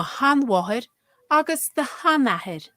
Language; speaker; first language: Irish; non-native, learner; English